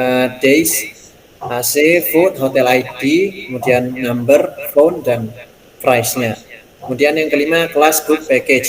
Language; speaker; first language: Indonesian; native; Indonesian